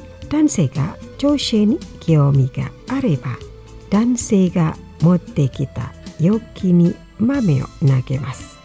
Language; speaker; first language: Japanese; non-native, fluent; Indonesian